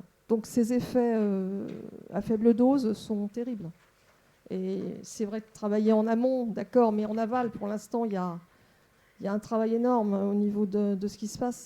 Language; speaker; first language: French; native; French